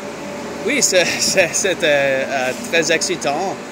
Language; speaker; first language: French; non-native, learner; English